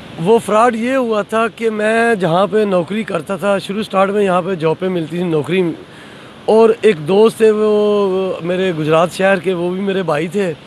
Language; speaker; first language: Urdu; non-native, local second language; Punjabi